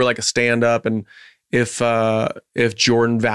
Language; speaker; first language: English; native; English